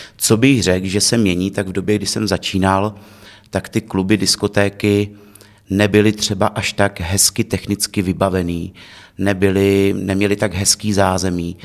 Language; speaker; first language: Czech; native; Czech